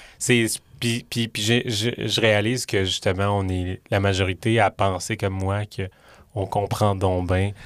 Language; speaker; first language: French; native; French